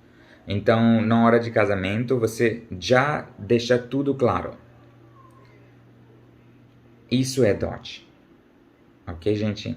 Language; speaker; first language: Portuguese; non-native, learner; Urdu